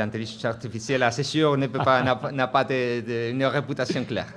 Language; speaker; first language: French; non-native, fluent; Spanish